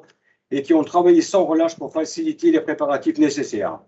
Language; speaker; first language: French; native; French